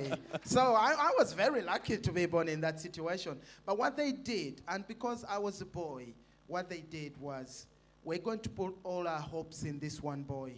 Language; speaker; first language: English; non-native, local second language; Ganda